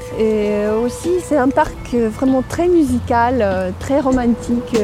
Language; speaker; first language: French; non-native, fluent; Russian